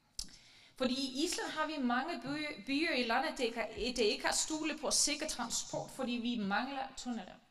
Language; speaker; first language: Danish; non-native, fluent; Icelandic